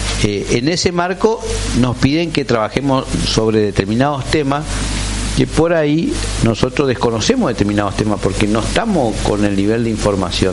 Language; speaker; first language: Spanish; native; Spanish